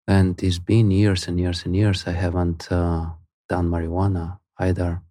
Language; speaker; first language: English; non-native, fluent; Spanish